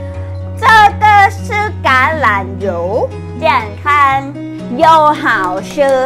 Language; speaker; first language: Chinese; non-native, learner; Thai